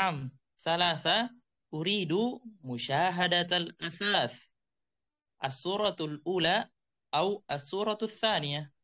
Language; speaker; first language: Arabic; non-native, fluent; Indonesian